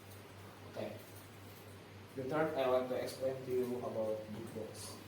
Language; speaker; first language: English; non-native, learner; Indonesian